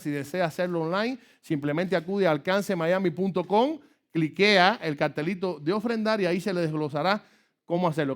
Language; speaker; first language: Spanish; native; Spanish